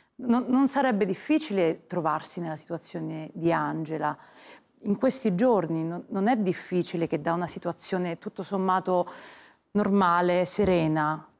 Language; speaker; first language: Italian; native; Italian